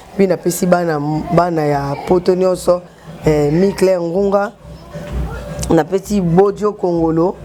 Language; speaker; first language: Lingala; native; Lingala